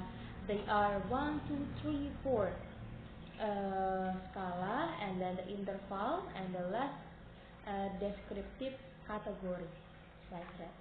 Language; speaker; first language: English; non-native, learner; Indonesian